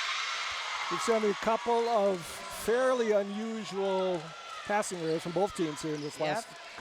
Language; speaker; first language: English; native; English